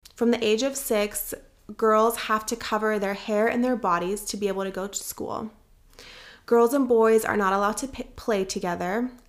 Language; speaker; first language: English; early bilingual, other home language; Persian